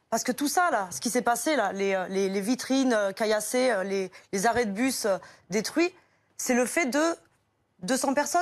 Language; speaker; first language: French; native; French